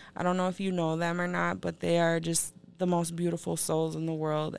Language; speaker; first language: English; native; English